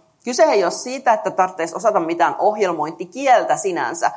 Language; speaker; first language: Finnish; native; Finnish